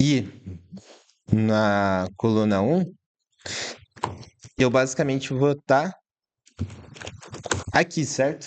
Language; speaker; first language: Portuguese; native; Portuguese